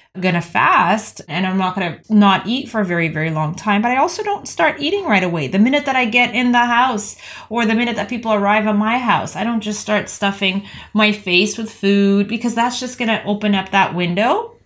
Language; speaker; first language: English; native; English